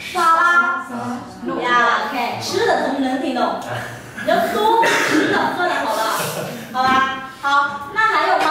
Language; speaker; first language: Chinese; non-native, fluent; Vietnamese